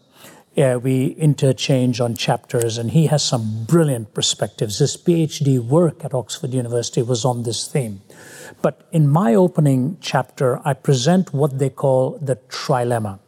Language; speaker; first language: English; non-native, local second language; Hindi